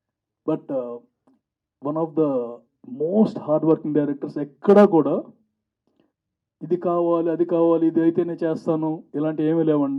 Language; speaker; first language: Telugu; native; Telugu